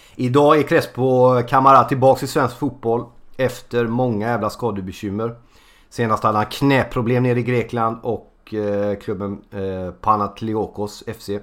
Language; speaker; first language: Swedish; native; Swedish